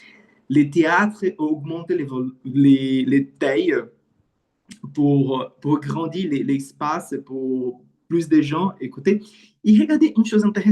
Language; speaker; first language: French; non-native, learner; Portuguese